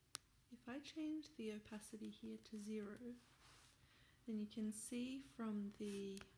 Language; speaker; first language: English; native; English